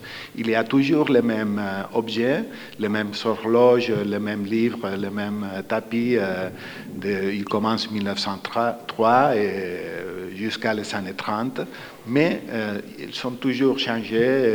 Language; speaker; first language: French; non-native, fluent; Spanish